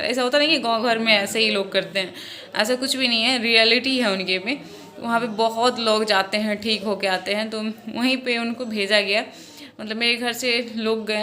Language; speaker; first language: Hindi; non-native, local second language; Maithili